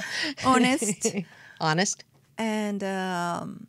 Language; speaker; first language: English; non-native, fluent; Japanese